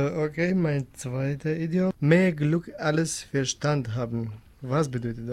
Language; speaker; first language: German; non-native, learner; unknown